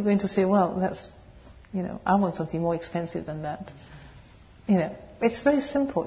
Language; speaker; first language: English; non-native, fluent; French